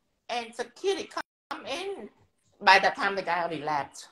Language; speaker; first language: English; non-native, fluent; Vietnamese